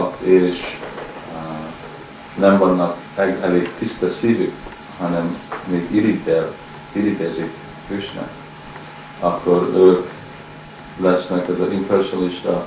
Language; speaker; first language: Hungarian; early bilingual, heritage; Hungarian